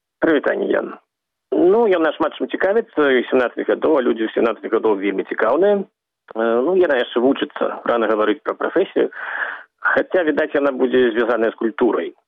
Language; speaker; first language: Belarusian; native; Belarusian